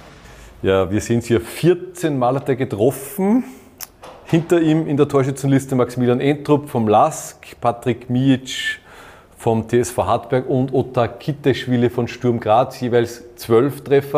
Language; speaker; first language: German; native; German